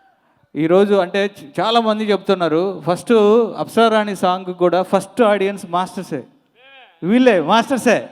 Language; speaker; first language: Telugu; native; Telugu